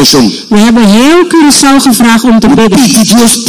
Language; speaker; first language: Dutch; non-native, local second language; Papiamento